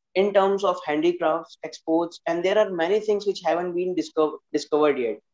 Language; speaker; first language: English; non-native, local second language; Hindi